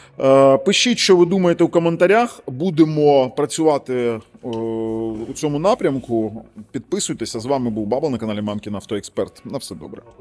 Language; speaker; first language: Ukrainian; native; Ukrainian